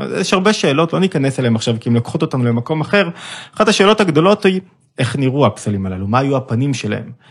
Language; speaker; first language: Hebrew; native; Hebrew